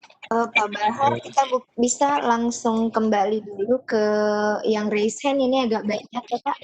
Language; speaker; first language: Indonesian; native; Indonesian